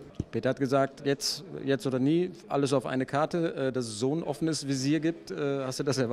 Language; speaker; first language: German; native; German